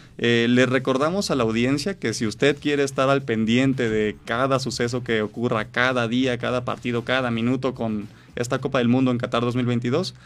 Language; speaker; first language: Spanish; native; Spanish